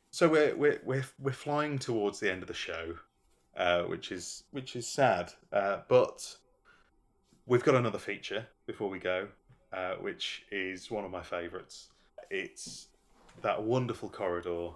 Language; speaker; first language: English; native; English